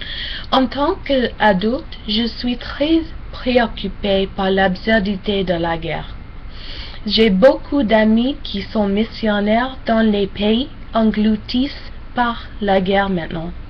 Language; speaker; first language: French; non-native, learner; English